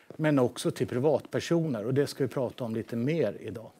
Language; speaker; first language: Swedish; native; Swedish